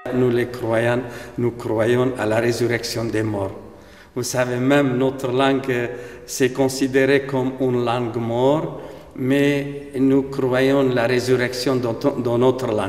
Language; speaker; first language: French; non-native, fluent; Aramaic